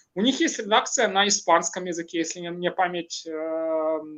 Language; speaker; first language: Russian; non-native, local second language; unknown